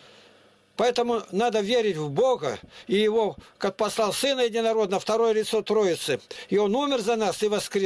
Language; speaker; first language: Russian; native; Russian